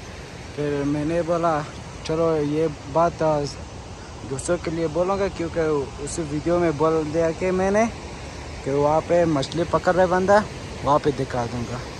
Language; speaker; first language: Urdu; non-native, learner; Persian